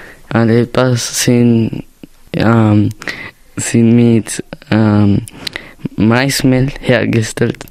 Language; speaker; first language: German; non-native, learner; Spanish